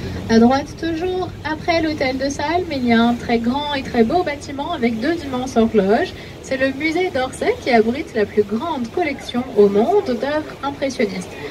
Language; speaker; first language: French; native; French